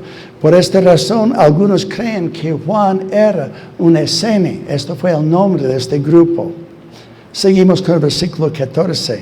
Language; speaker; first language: Spanish; non-native, fluent; English